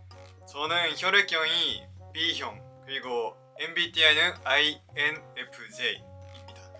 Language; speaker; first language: Korean; non-native, fluent; Japanese